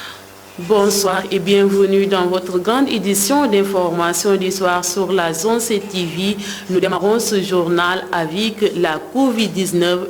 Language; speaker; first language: French; non-native, local second language; Wolof